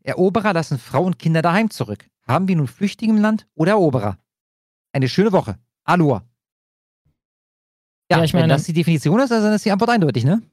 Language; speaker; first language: German; native; German